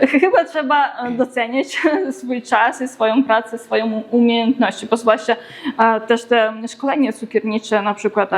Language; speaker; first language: Polish; native; Polish